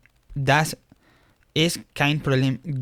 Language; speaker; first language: German; non-native, fluent; Spanish